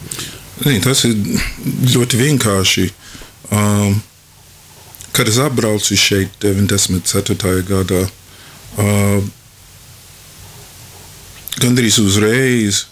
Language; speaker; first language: Latvian; non-native, fluent; English